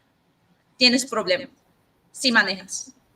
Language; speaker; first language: Spanish; non-native, learner; English